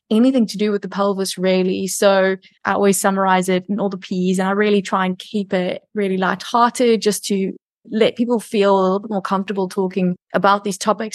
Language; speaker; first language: English; native; English